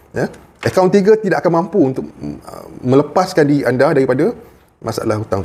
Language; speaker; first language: Malay; native; Malay